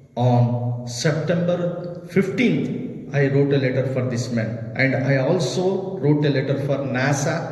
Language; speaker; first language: English; non-native, local second language; Telugu